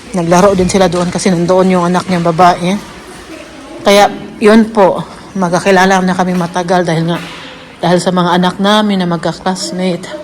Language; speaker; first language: Filipino; non-native, local second language; Cebuano